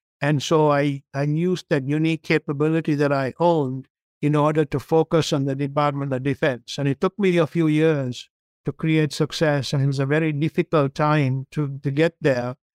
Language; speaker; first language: English; non-native, local second language; Tamil